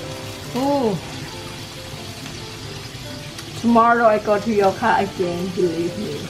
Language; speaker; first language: English; non-native, learner; Thai